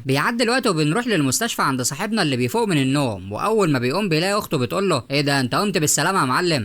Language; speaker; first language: Arabic; native; Arabic